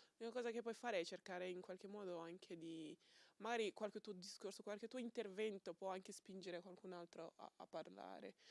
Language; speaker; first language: Italian; early bilingual, other home language; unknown